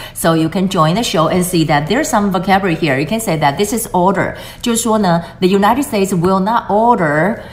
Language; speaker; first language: English; non-native, fluent; Chinese